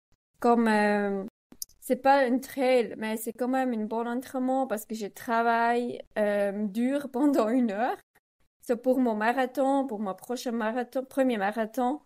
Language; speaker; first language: French; non-native, learner; Swiss German